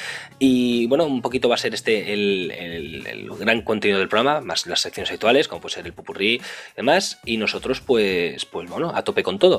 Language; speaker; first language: Spanish; native; Spanish